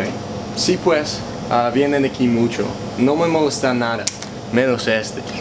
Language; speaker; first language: Spanish; non-native, learner; English